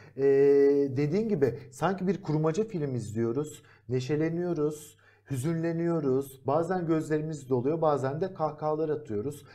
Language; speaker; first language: Turkish; native; Turkish